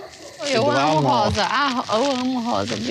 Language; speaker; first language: Portuguese; native; Portuguese